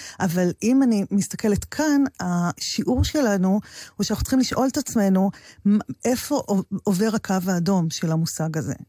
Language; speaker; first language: Hebrew; native; Hebrew